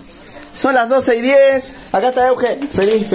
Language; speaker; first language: Spanish; native; Spanish